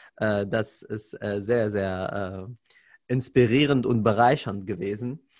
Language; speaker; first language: German; non-native, fluent; Arabic